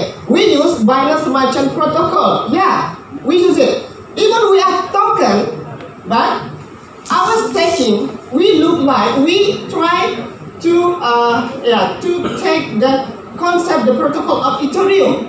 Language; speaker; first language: English; non-native, learner; Indonesian